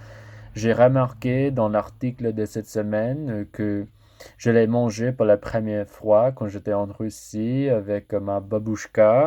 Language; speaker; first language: French; non-native, learner; English